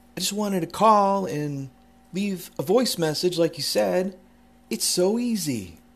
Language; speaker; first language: English; native; English